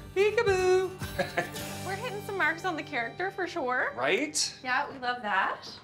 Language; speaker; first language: English; native; English